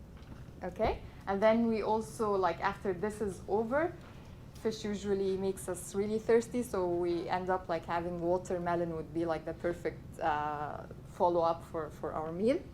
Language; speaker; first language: English; non-native, local second language; Arabic